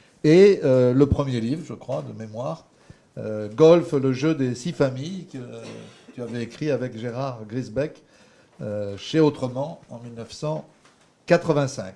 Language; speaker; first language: French; native; French